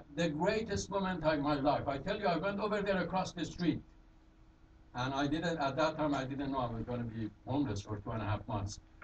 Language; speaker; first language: English; non-native, fluent; Persian